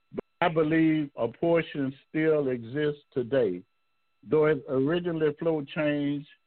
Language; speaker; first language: English; native; English